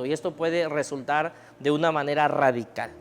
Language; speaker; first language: Spanish; native; Spanish